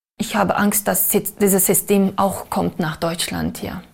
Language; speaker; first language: German; non-native, learner; Uyghur